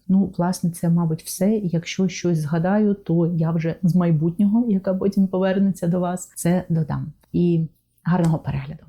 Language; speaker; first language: Ukrainian; non-native, local second language; Russian